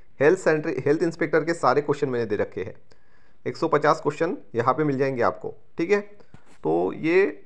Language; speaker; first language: Hindi; non-native, local second language; Marathi